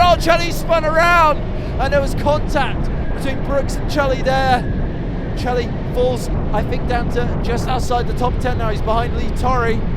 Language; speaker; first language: English; native; English